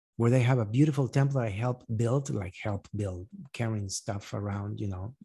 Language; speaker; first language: English; non-native, fluent; Spanish